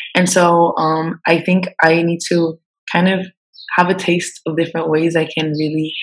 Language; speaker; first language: English; non-native, fluent; French